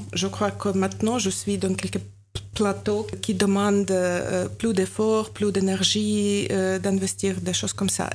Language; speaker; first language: French; non-native, learner; Ukrainian